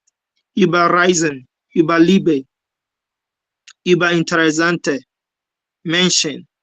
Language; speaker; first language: German; non-native, learner; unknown